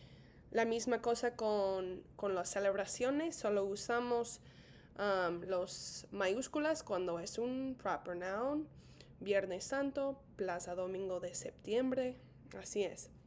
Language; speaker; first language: Spanish; non-native, fluent; English